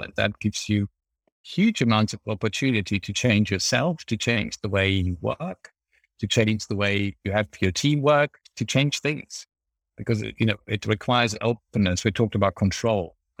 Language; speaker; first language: English; non-native, fluent; German